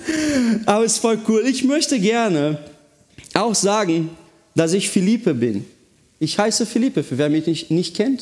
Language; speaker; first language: German; non-native, fluent; Portuguese